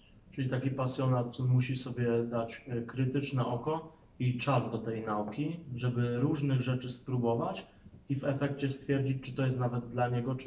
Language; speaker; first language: Polish; native; Polish